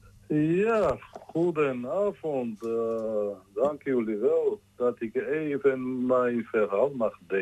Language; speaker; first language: Dutch; non-native, learner; Georgian